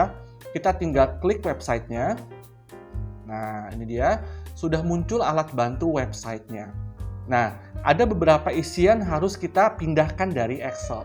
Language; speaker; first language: Indonesian; native; Indonesian